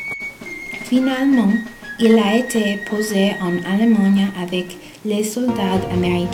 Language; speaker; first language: French; non-native, learner; English